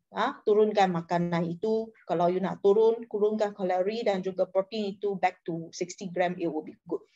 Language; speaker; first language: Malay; non-native, local second language; Chinese